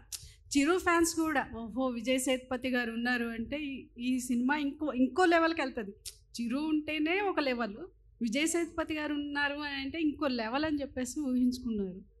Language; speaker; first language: Telugu; native; Telugu